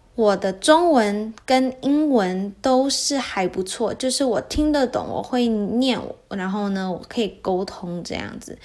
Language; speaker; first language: Chinese; early bilingual, heritage; Chinese